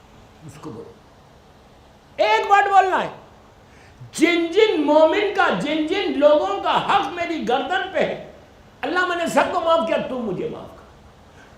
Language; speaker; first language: Urdu; native; Urdu